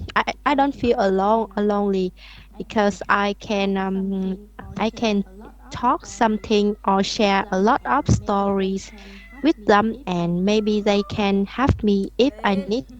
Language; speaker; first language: English; non-native, learner; Vietnamese